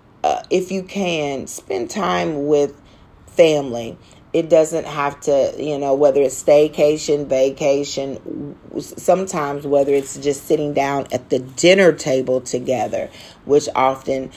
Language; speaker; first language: English; native; English